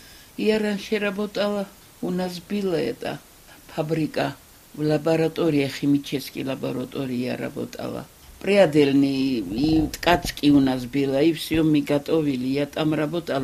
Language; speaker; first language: Russian; non-native, local second language; Georgian